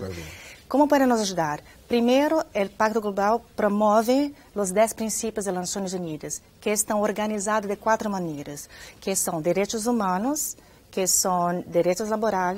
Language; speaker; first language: Spanish; non-native, fluent; Portuguese